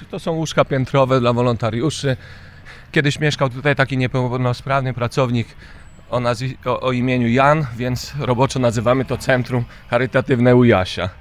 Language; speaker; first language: Polish; native; Polish